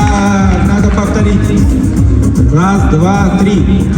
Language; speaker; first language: Russian; non-native, local second language; Romanian